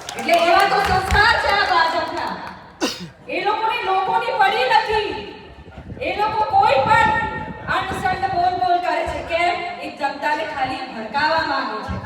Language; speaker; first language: Gujarati; non-native, local second language; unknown